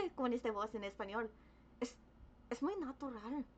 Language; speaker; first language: Spanish; early bilingual, other home language; English